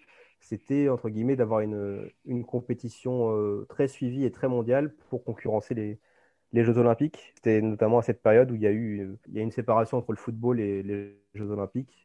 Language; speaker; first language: French; native; French